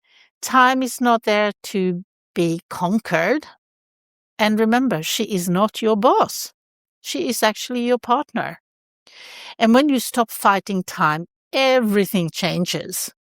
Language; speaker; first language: English; non-native, fluent; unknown